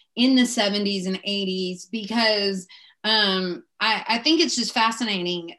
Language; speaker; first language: English; native; English